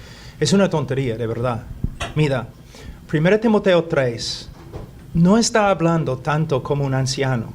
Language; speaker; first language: Spanish; non-native, fluent; English